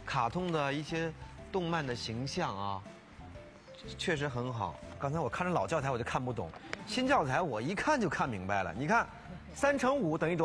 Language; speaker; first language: Chinese; native; Chinese